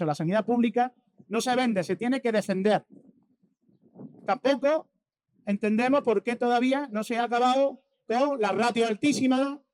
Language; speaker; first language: Spanish; native; Spanish